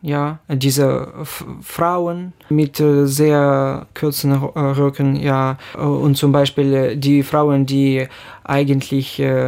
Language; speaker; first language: German; non-native, fluent; Ukrainian